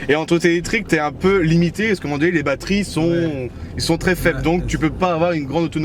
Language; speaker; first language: French; native; French